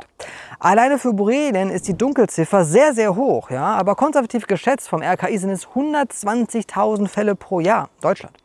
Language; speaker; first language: German; native; German